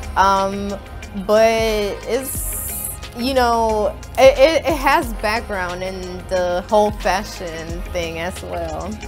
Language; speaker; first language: English; native; English